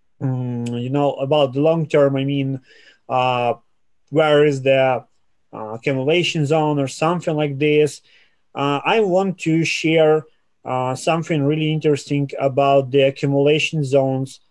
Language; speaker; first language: English; non-native, fluent; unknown